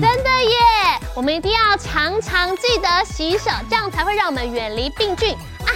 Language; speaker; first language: Chinese; native; Chinese